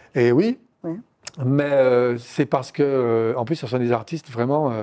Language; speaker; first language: French; native; French